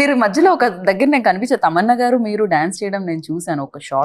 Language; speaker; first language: Telugu; native; Telugu